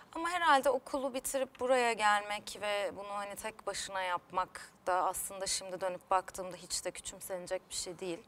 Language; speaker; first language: Turkish; native; Turkish